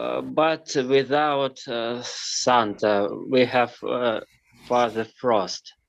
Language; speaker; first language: English; non-native, learner; Russian